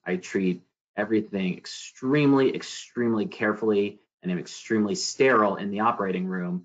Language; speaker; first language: English; native; English